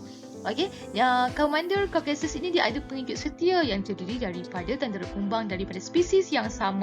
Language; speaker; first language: Malay; native; Malay